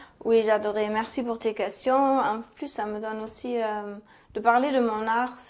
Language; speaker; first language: French; non-native, fluent; German